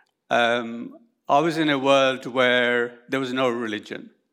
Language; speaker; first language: English; early bilingual, other home language; Urdu